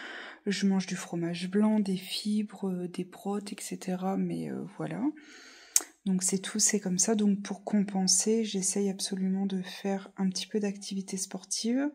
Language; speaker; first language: French; native; French